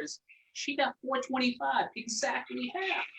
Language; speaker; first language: English; native; English